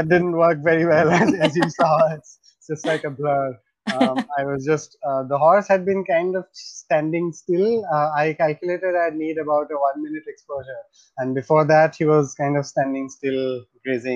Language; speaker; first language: English; non-native, local second language; Bangla